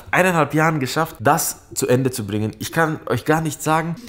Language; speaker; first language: German; early bilingual, other home language; Persian